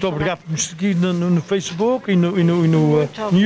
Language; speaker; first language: Portuguese; native; Portuguese